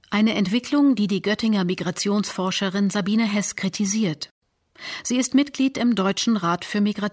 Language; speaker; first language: German; native; German